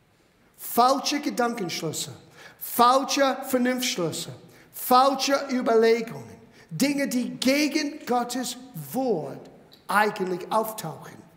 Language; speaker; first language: German; non-native, fluent; English